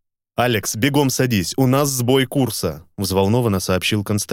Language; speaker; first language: Russian; native; Russian